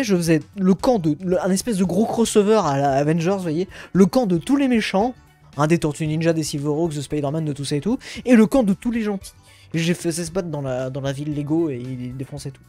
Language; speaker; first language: French; native; French